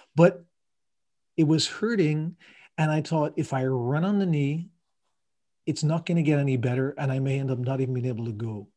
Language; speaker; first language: English; native; English